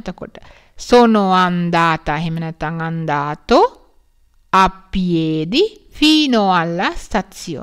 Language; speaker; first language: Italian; non-native, fluent; Sinhala